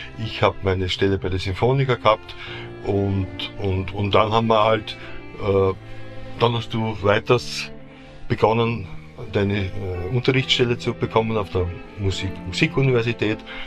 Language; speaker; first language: German; native; German